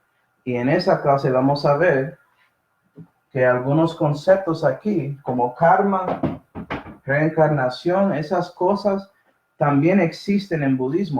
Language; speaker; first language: Spanish; early bilingual, heritage; Spanish